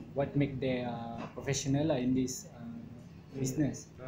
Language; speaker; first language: English; non-native, local second language; Malay